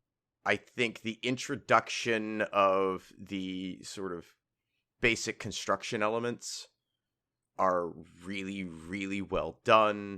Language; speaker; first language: English; native; English